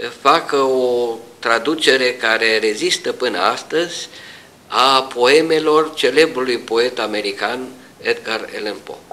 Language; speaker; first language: Romanian; native; Romanian